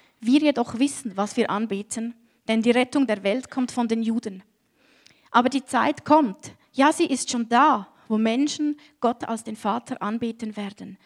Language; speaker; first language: German; native; German